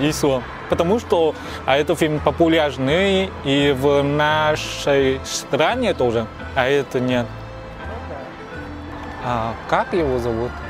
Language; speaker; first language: Russian; non-native, learner; Vietnamese